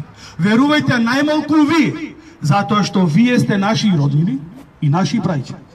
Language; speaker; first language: Macedonian; native; Macedonian